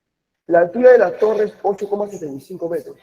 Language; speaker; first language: Spanish; native; Spanish